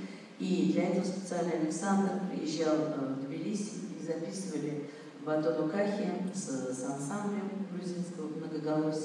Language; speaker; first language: Russian; native; Russian